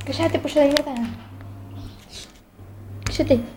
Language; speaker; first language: Spanish; native; Spanish